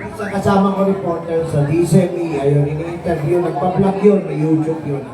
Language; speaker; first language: Filipino; native; Filipino